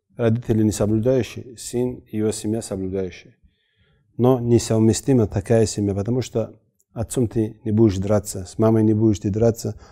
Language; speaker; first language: Russian; non-native, local second language; Avaric